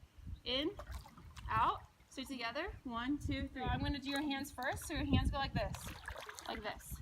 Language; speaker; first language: English; native; English